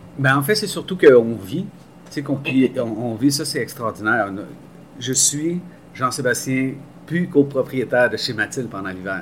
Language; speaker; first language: French; native; French